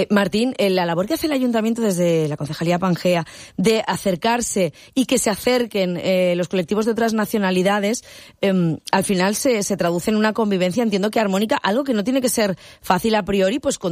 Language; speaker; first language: Spanish; native; Spanish